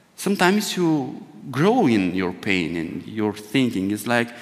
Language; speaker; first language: English; non-native, fluent; Romanian